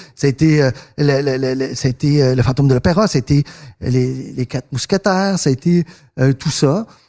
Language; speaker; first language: French; early bilingual, other home language; Spanish